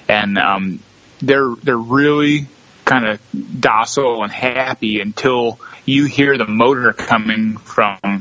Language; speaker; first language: English; native; English